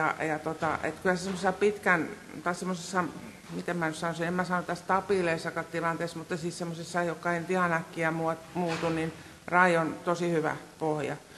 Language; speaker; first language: Finnish; native; Finnish